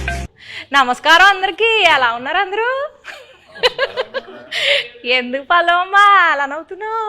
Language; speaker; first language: Telugu; native; Telugu